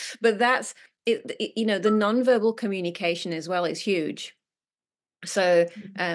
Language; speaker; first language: English; native; English